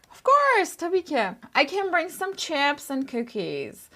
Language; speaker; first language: English; non-native, fluent; Turkish